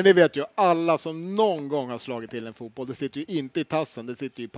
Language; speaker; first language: Swedish; native; Swedish